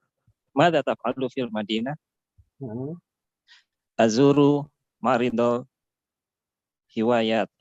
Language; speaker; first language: Arabic; non-native, learner; Indonesian